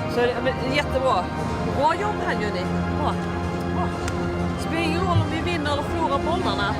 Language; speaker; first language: Swedish; native; Swedish